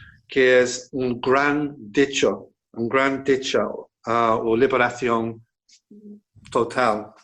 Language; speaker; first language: Spanish; non-native, fluent; English